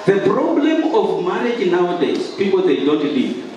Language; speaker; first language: English; non-native, local second language; Swahili